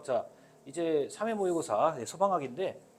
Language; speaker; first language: Korean; native; Korean